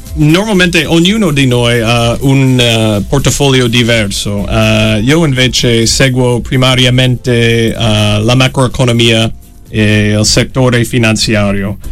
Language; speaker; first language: Italian; non-native, fluent; English